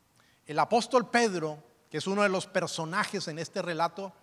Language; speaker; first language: Spanish; native; Spanish